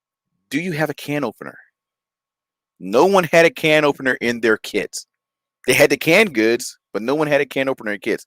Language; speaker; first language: English; native; English